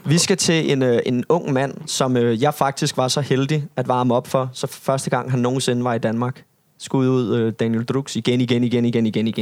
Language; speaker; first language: Danish; native; Danish